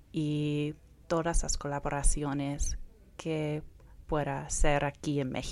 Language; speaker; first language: Spanish; non-native, fluent; English